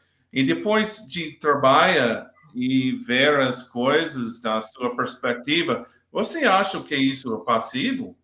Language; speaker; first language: Portuguese; non-native, learner; English